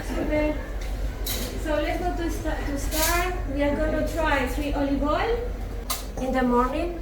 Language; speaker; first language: English; non-native, learner; French